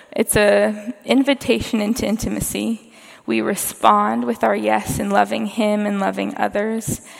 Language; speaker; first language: English; native; English